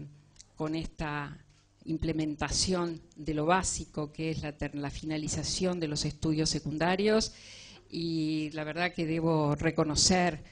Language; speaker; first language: Spanish; native; Spanish